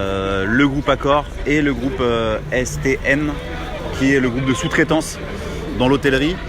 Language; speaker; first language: French; native; French